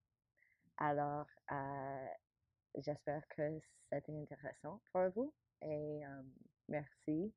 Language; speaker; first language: French; non-native, learner; English